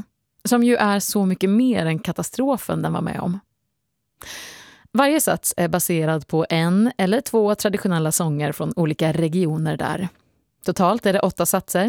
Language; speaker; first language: Swedish; native; Swedish